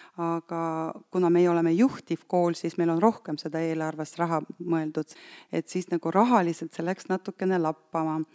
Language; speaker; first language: Estonian; non-native, local second language; Russian